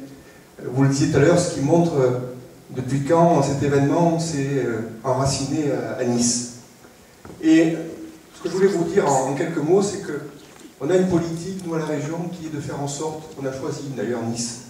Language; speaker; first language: French; native; French